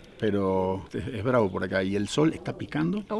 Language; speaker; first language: Spanish; native; Spanish